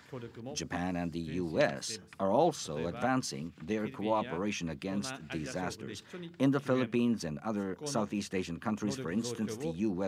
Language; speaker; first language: English; non-native, fluent; Japanese